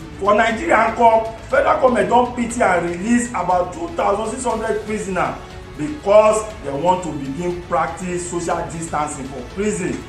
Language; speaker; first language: Nigerian Pidgin; non-native, local second language; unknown